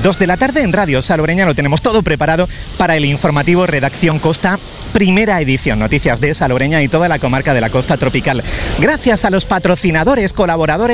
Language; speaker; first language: Spanish; native; Spanish